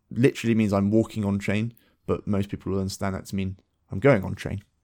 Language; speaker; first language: English; native; English